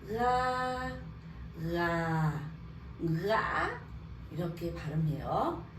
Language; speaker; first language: Korean; non-native, learner; Vietnamese